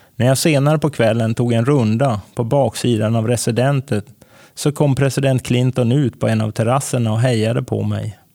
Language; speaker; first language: Swedish; native; Swedish